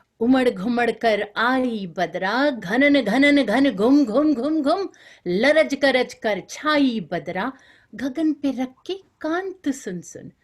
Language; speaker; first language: Hindi; non-native, local second language; Bangla